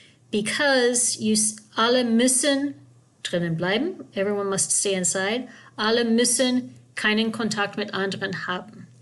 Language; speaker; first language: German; non-native, fluent; English